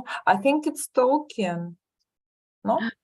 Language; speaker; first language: English; non-native, learner; Russian